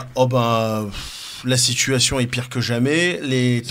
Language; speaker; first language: French; native; French